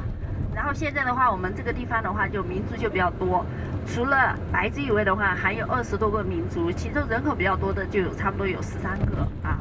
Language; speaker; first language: Chinese; native; Chinese